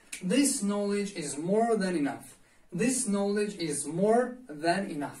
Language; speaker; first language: English; non-native, learner; Azerbaijani